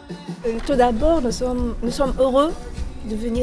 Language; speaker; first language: French; non-native, learner; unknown